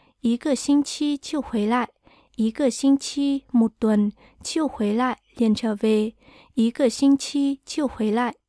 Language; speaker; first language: Chinese; non-native, fluent; Vietnamese